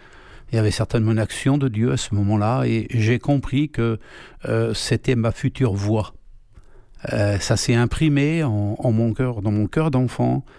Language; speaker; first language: French; native; French